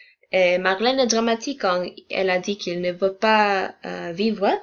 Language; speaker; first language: French; non-native, learner; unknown